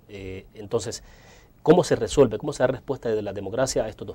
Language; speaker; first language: Spanish; native; Spanish